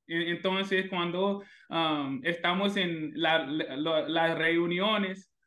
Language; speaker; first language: Spanish; non-native, learner; English